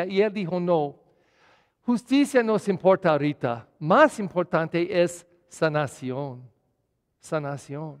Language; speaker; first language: Spanish; non-native, fluent; English